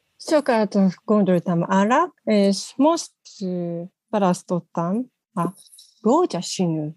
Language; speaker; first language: Hungarian; non-native, learner; Japanese